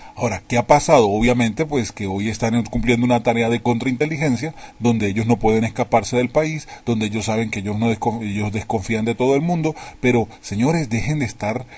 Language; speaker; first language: Spanish; native; Spanish